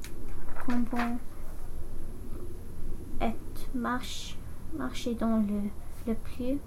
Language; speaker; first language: French; non-native, learner; English